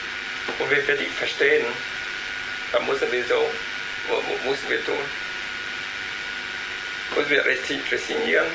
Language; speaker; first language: German; non-native, learner; Vietnamese